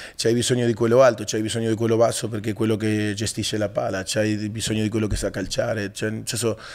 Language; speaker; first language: Italian; non-native, fluent; Spanish